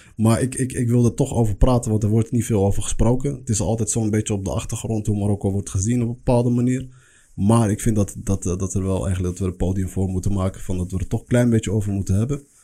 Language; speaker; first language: Dutch; early bilingual, other home language; Arabic